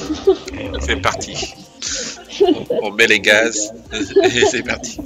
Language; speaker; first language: French; native; French